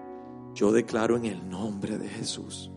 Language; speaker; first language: Spanish; native; Spanish